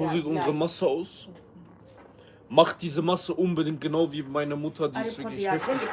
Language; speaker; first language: German; early bilingual, other home language; Kurdish